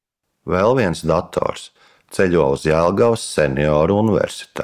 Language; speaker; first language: Latvian; native; Latvian